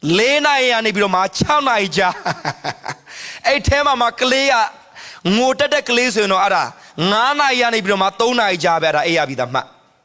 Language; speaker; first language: Burmese; non-native, local second language; Hakha Chin